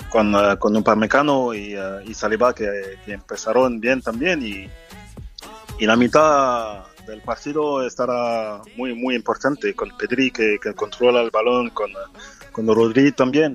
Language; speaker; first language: Spanish; non-native, fluent; French